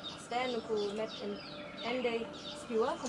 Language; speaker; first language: French; non-native, local second language; Morisyen